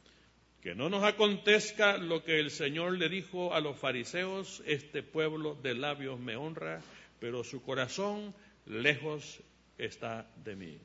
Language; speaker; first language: Spanish; native; Spanish